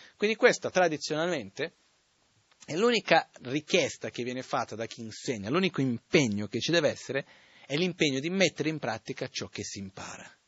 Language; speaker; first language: Italian; non-native, fluent; Portuguese